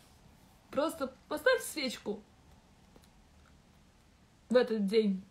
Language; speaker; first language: Russian; native; Russian